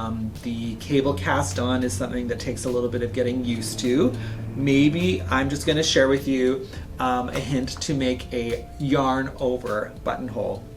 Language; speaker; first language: English; native; English